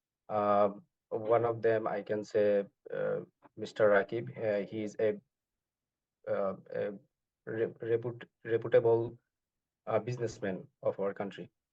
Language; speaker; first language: English; non-native, learner; Bangla